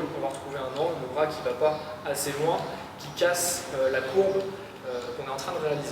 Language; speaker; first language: French; native; French